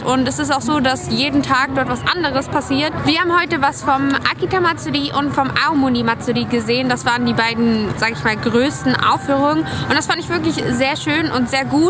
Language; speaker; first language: German; native; German